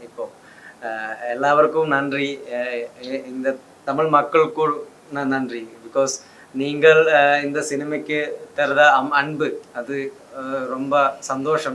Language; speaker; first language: Tamil; non-native, learner; Malayalam